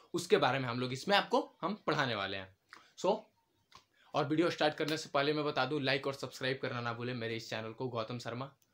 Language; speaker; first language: Hindi; native; Hindi